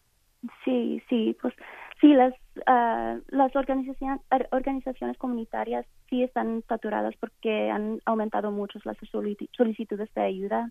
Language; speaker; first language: Spanish; early bilingual, heritage; Spanish